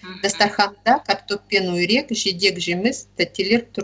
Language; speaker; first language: Kazakh; non-native, learner; Russian